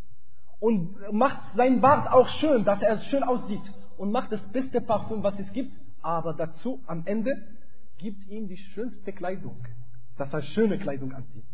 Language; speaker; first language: German; non-native, fluent; Arabic